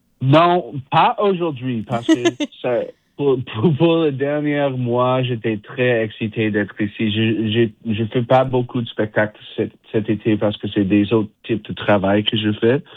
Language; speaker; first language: French; non-native, fluent; English